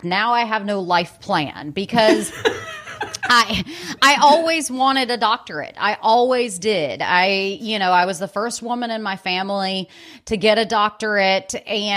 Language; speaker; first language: English; native; English